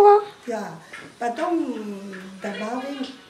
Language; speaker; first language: Russian; non-native, learner; Georgian